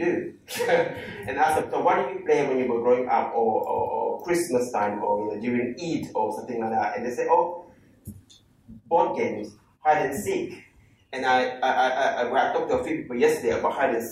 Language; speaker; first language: English; non-native, local second language; Malay